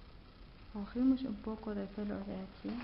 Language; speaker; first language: Spanish; non-native, fluent; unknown